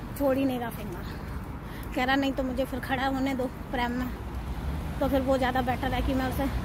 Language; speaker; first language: Hindi; native; Hindi